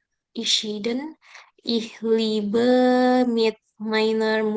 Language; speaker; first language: German; non-native, learner; Indonesian